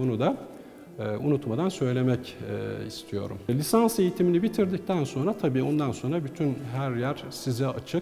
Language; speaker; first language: Turkish; native; Turkish